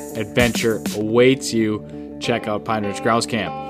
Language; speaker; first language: English; native; English